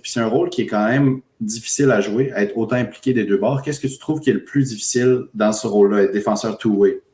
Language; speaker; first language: French; native; French